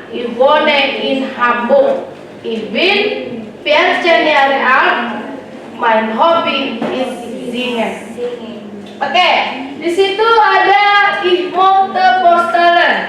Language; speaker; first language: German; non-native, learner; Indonesian